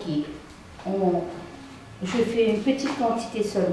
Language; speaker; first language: French; non-native, fluent; Nepali